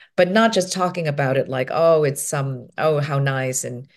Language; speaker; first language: English; non-native, local second language; Cantonese